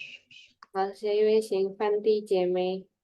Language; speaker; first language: Chinese; non-native, learner; Indonesian